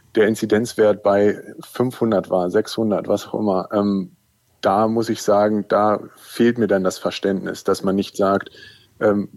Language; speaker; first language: German; native; German